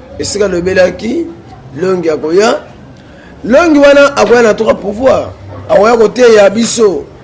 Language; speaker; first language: Lingala; non-native, local second language; Kongo